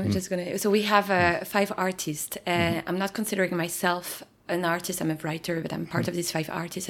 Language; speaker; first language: English; non-native, fluent; French